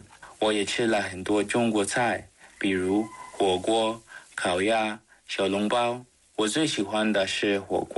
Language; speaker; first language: Chinese; non-native, fluent; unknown